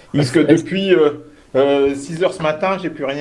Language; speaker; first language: French; native; French